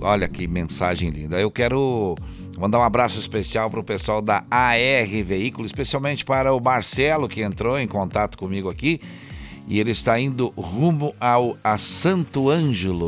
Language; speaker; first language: Portuguese; native; Portuguese